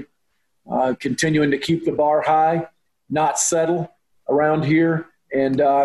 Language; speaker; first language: English; native; English